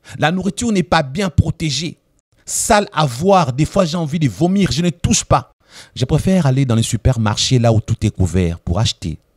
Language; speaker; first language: French; non-native, local second language; Lingala